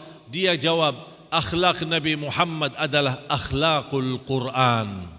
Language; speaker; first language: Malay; non-native, fluent; Arabic